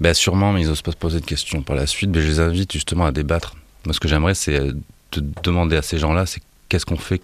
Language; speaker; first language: French; native; French